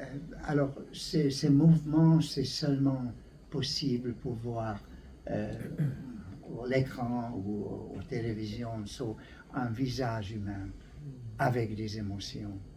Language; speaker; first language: French; non-native, learner; Hungarian